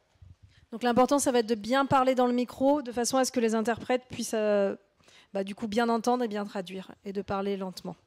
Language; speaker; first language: French; native; French